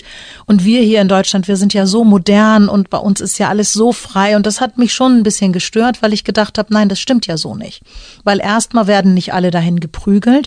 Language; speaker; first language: German; early bilingual, other home language; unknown